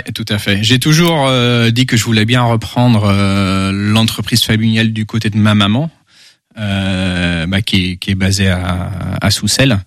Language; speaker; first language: French; early bilingual, heritage; Dutch